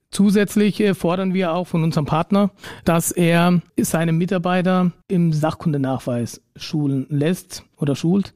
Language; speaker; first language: German; native; German